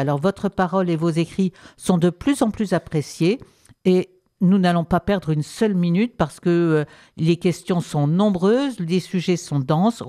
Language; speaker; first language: French; native; French